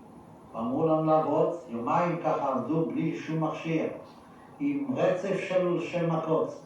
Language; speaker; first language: Hebrew; non-native, fluent; Yiddish